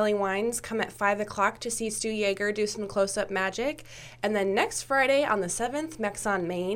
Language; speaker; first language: English; native; English